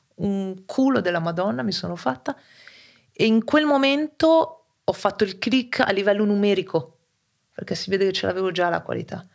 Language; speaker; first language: Italian; native; Italian